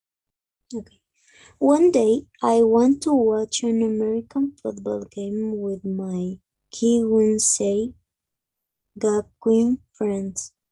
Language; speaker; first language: English; non-native, learner; Spanish